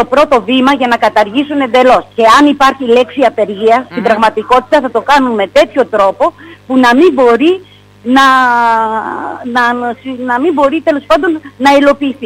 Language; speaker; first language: Greek; native; Greek